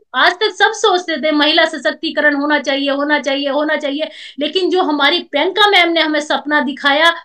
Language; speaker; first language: Hindi; native; Hindi